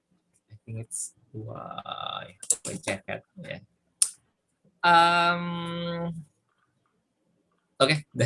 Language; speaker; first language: English; non-native, learner; Indonesian